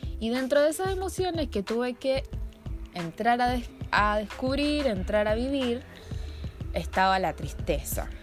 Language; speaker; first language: Spanish; native; Spanish